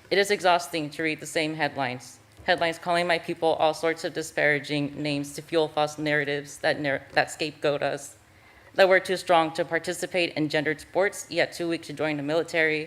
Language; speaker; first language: English; native; English